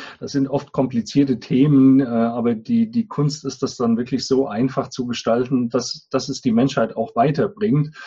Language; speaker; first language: German; native; German